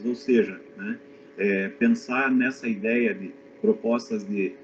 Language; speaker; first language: Portuguese; native; Portuguese